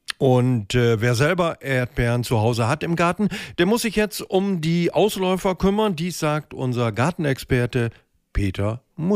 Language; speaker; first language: German; native; German